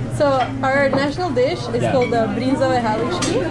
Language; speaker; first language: English; non-native, fluent; Slovak